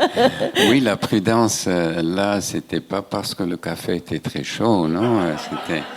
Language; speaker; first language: French; non-native, local second language; German